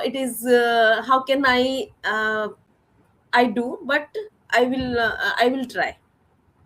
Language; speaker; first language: English; non-native, learner; Odia